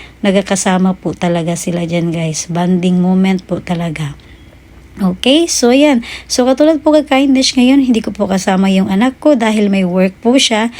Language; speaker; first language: Filipino; native; Filipino